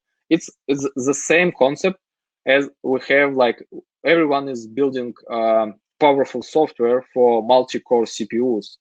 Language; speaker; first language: English; non-native, fluent; Russian